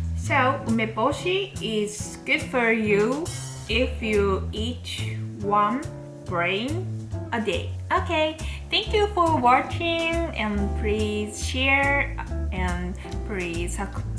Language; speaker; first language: English; non-native, learner; Japanese